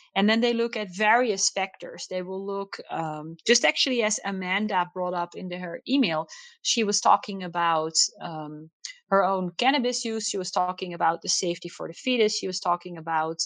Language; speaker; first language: English; non-native, fluent; Dutch